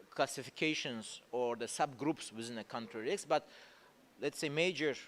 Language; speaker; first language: English; non-native, fluent; Azerbaijani